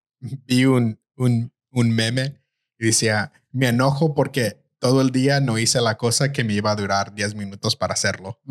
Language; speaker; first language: Spanish; early bilingual, heritage; Spanish